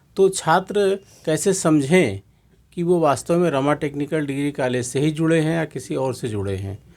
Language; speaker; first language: Hindi; native; Hindi